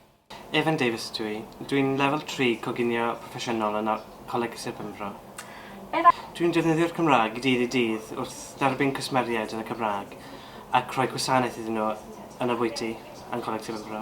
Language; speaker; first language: Welsh; non-native, local second language; English